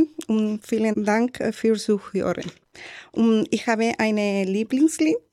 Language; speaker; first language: German; non-native, learner; Spanish